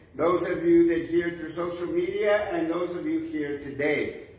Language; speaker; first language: English; native; English